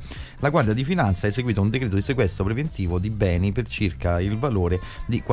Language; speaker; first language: Italian; native; Italian